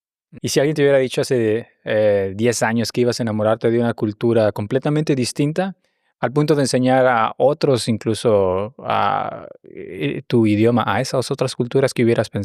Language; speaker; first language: Spanish; native; Spanish